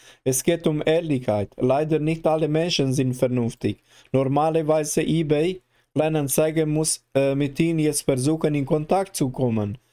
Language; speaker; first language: German; non-native, learner; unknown